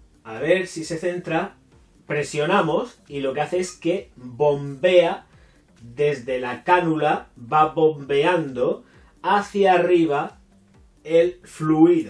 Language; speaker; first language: Spanish; native; Spanish